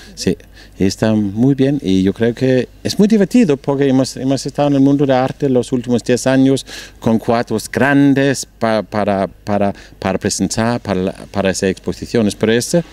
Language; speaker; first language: Spanish; non-native, learner; Danish